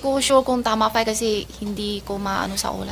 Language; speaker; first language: Filipino; non-native, learner; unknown